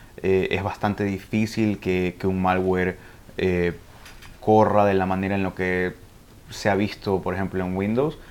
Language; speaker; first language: Spanish; early bilingual, heritage; Spanish